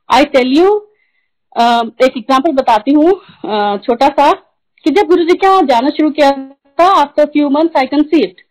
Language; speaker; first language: Hindi; native; Hindi